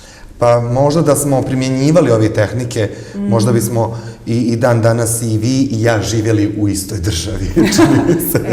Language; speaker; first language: Bosnian; native; Bosnian